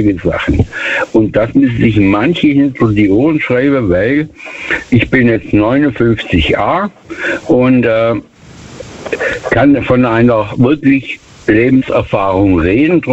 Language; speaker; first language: German; native; German